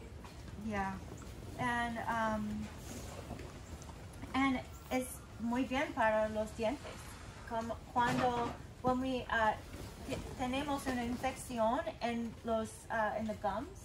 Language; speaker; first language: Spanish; non-native, learner; English